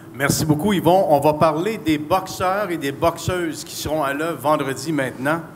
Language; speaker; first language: French; native; French